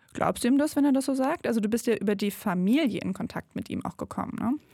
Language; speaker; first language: German; native; German